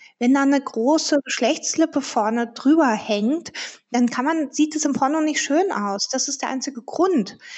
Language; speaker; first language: German; early bilingual, heritage; German